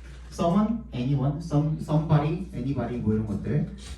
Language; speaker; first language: English; non-native, fluent; Korean